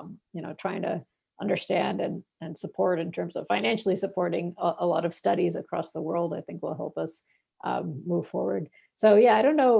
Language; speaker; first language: English; non-native, local second language; Bangla